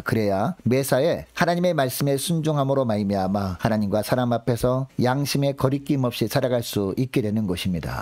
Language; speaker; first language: Korean; native; Korean